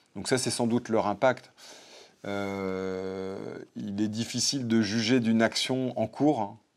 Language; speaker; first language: French; native; French